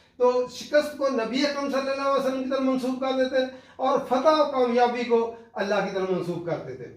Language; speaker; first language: Urdu; non-native, local second language; Punjabi